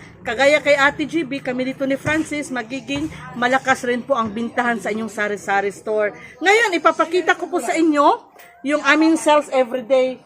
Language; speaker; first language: Filipino; non-native, local second language; Cebuano